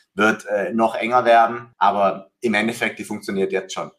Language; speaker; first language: German; native; German